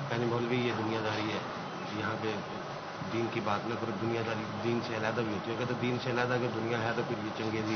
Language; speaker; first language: Urdu; non-native, local second language; Punjabi